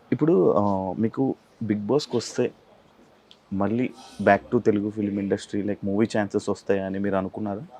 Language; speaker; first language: Telugu; native; Telugu